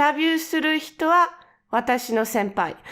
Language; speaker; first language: Japanese; non-native, learner; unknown